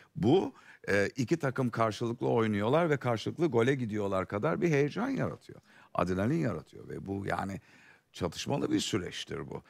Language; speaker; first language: Turkish; native; Turkish